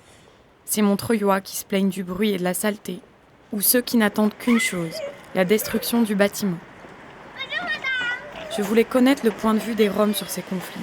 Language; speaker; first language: French; native; French